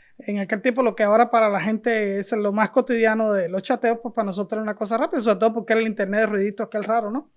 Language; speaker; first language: Spanish; native; Spanish